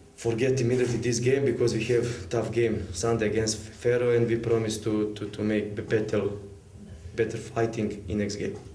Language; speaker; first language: English; non-native, learner; Serbian